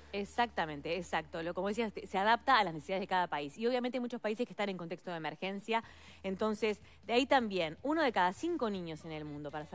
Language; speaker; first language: Spanish; native; Spanish